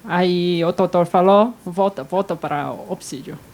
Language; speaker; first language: Portuguese; non-native, fluent; Chinese